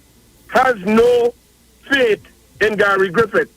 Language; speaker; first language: English; native; English